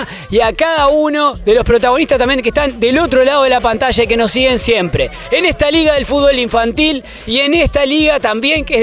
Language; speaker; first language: Spanish; native; Spanish